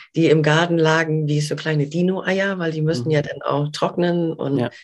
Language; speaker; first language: German; non-native, fluent; Danish